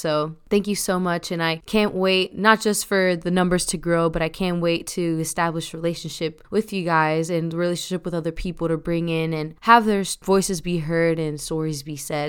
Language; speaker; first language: English; early bilingual, other home language; Spanish